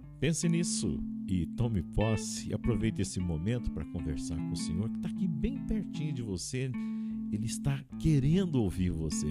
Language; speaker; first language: Portuguese; native; Portuguese